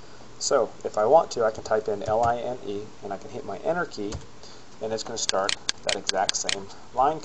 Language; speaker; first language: English; native; English